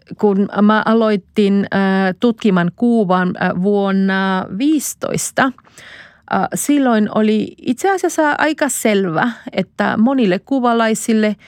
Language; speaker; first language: Finnish; non-native, fluent; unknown